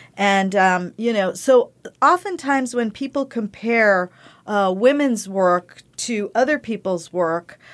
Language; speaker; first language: English; early bilingual, other home language; Spanish